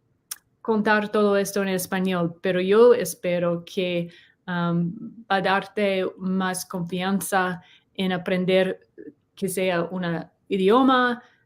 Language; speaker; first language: Spanish; non-native, learner; English